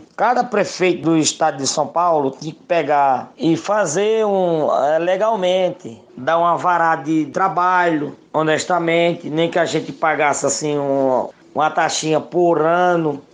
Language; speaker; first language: Portuguese; native; Portuguese